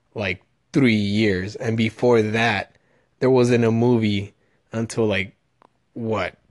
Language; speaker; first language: English; early bilingual, other home language; Spanish